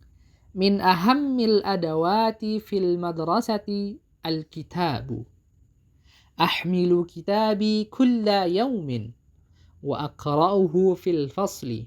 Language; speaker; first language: Arabic; non-native, fluent; Indonesian